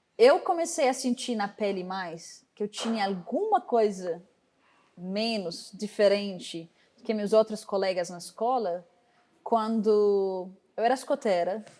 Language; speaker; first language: Portuguese; non-native, fluent; Arabic